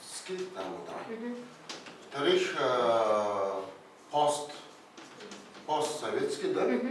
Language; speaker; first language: Russian; non-native, learner; Mongolian